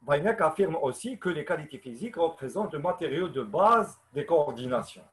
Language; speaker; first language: French; non-native, local second language; Arabic